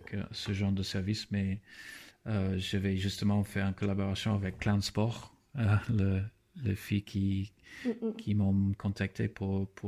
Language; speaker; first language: French; non-native, fluent; English